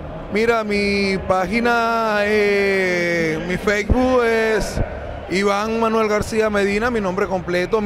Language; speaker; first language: Spanish; native; Spanish